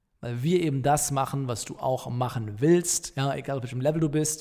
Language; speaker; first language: German; native; German